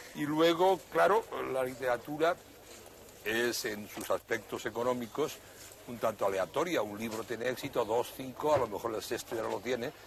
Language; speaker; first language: Spanish; native; Spanish